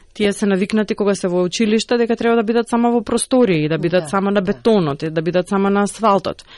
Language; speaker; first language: Macedonian; native; Macedonian